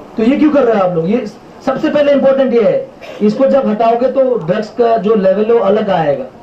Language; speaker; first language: Hindi; non-native, local second language; Manipuri